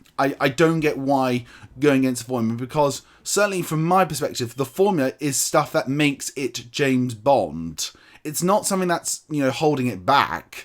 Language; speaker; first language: English; native; English